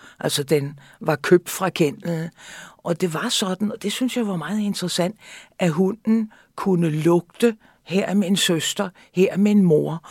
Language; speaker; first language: Danish; native; Danish